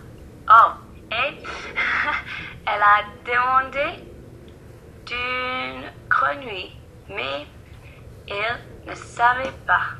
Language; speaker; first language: French; non-native, learner; English